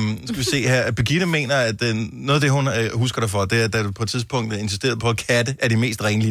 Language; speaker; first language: Danish; native; Danish